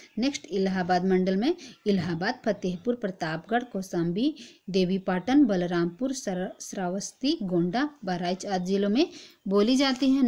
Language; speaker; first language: Hindi; native; Hindi